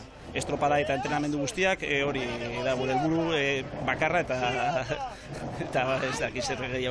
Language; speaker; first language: Basque; non-native, local second language; Spanish